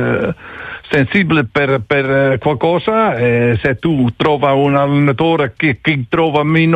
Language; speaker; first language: Italian; non-native, learner; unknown